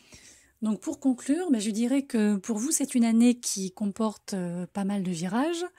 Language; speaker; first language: French; native; French